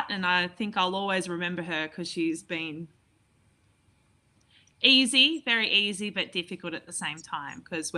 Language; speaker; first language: English; native; English